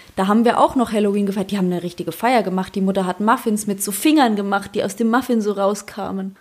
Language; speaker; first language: German; early bilingual, other home language; Polish